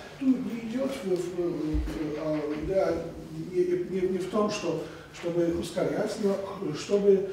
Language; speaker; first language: Polish; non-native, learner; Russian